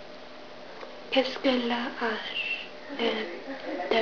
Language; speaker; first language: French; non-native, learner; English